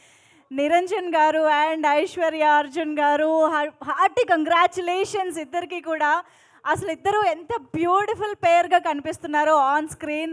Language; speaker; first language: Telugu; native; Telugu